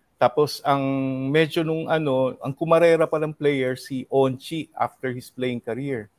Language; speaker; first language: Filipino; native; Filipino